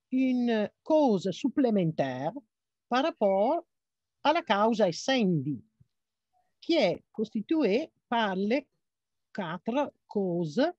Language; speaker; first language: French; non-native, fluent; Italian